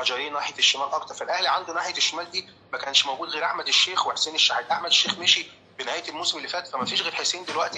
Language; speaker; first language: Arabic; native; Arabic